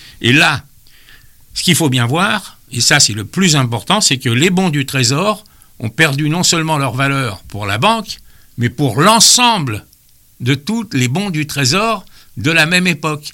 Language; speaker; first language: French; native; French